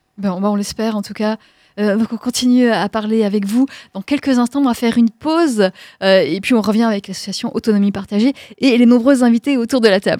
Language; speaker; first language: French; native; French